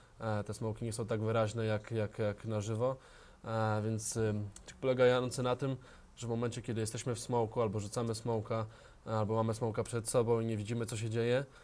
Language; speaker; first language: Polish; native; Polish